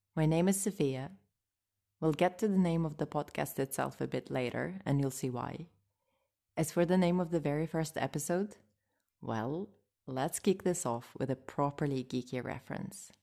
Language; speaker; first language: English; non-native, fluent; Russian